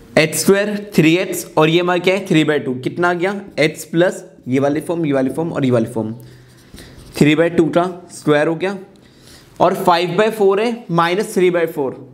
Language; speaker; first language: Hindi; native; Hindi